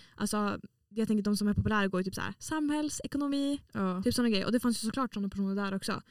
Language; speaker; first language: Swedish; native; Swedish